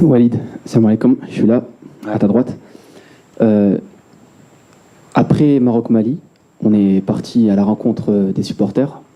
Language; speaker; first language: French; native; French